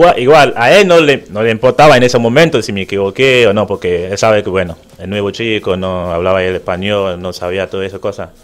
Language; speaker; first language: Spanish; non-native, fluent; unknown